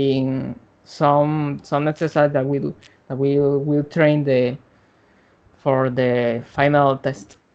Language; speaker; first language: English; non-native, learner; Spanish